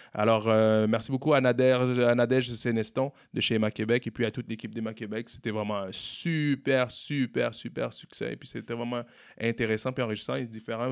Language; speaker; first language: French; native; French